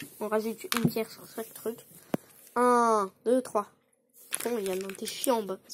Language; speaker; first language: French; native; French